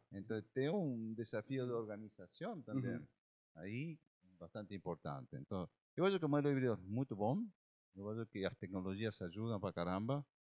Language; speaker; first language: Portuguese; non-native, learner; Spanish